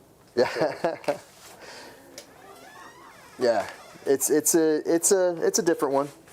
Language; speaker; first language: English; native; English